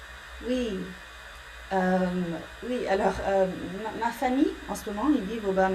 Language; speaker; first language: French; early bilingual, heritage; English